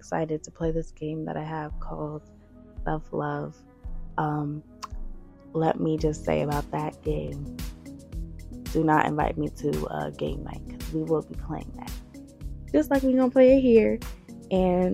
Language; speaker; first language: English; native; English